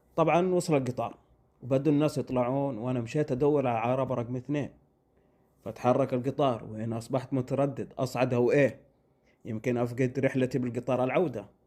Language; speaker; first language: Egyptian Arabic; non-native, learner; Arabic